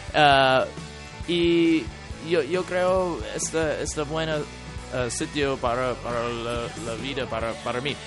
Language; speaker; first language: Spanish; non-native, learner; English